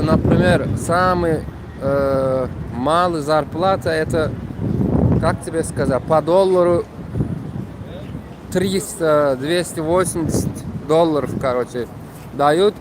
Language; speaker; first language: Russian; non-native, fluent; Turkmen